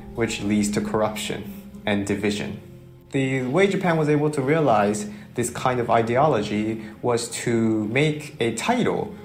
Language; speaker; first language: English; early bilingual, other home language; Japanese